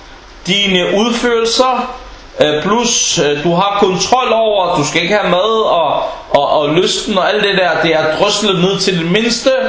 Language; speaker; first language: Danish; non-native, local second language; Arabic